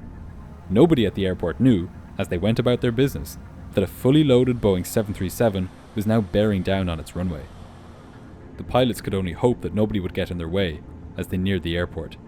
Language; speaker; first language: English; native; English